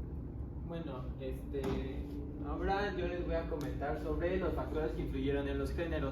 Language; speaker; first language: Spanish; native; Spanish